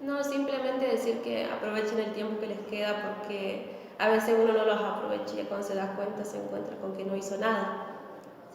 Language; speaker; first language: Spanish; native; Spanish